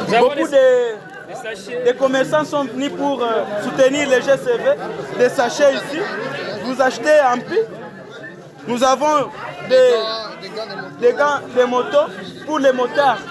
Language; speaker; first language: French; non-native, local second language; Swahili